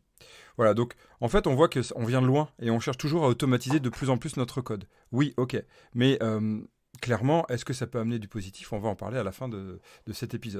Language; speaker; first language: French; native; French